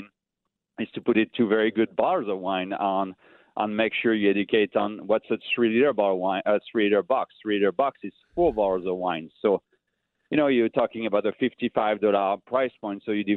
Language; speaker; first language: English; non-native, fluent; French